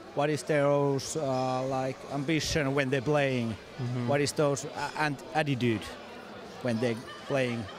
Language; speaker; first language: English; non-native, fluent; Finnish